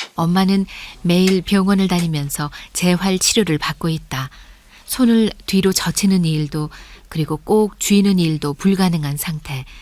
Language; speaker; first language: Korean; native; Korean